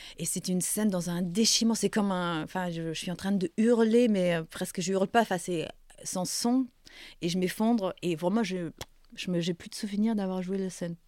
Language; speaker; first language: French; non-native, fluent; German